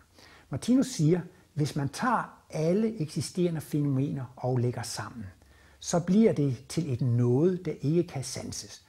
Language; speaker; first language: Danish; native; Danish